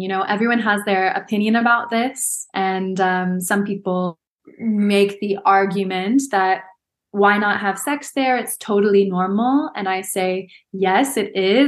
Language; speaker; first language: English; native; English